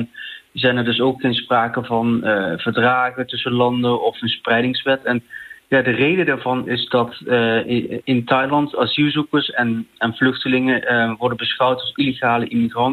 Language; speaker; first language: Dutch; native; Dutch